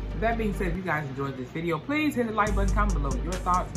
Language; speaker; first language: English; native; English